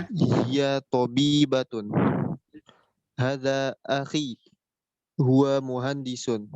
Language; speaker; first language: Arabic; non-native, learner; Indonesian